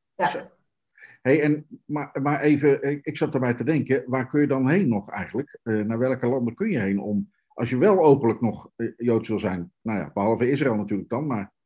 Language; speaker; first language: Dutch; native; Dutch